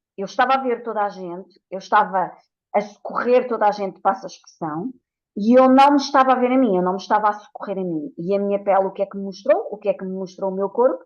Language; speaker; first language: Portuguese; native; Portuguese